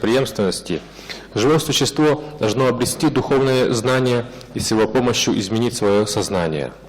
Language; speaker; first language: Russian; native; Russian